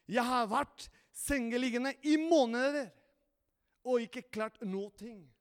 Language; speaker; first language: Norwegian; non-native, fluent; Spanish